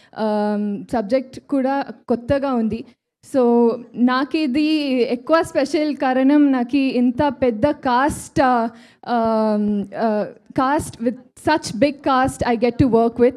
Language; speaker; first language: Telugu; non-native, learner; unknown